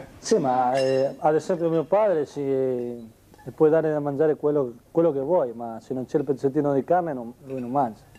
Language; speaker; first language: Italian; non-native, fluent; Spanish